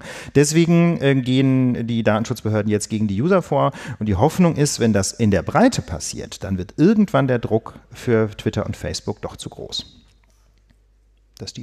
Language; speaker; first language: German; native; German